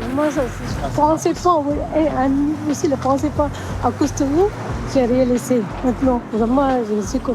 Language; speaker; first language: French; non-native, learner; Tamil